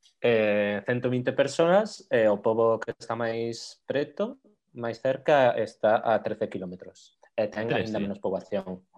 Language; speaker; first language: Galician; non-native, local second language; Spanish